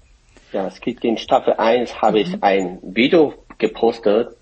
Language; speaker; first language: German; non-native, fluent; Korean